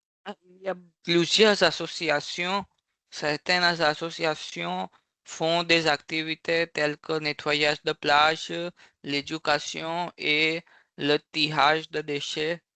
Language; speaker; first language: French; non-native, fluent; Hindi